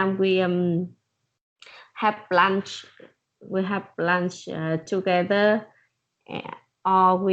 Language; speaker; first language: English; non-native, learner; Vietnamese